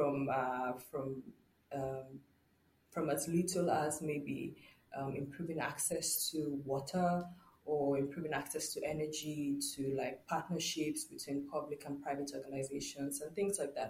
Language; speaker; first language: English; non-native, local second language; Yoruba